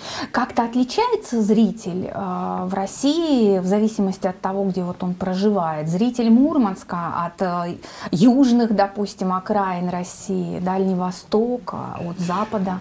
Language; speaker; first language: Russian; native; Russian